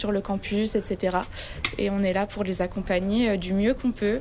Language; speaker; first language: French; native; French